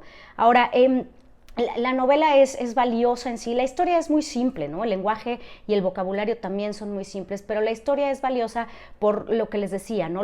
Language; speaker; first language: Spanish; native; Spanish